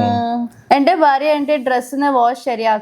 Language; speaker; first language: Malayalam; non-native, learner; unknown